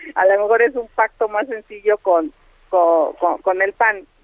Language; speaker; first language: Spanish; native; Spanish